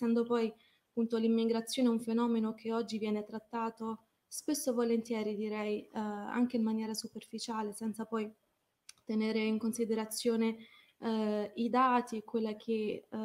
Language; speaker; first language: Italian; early bilingual, other home language; Arabic